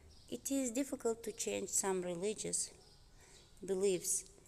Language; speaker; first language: English; non-native, fluent; Azerbaijani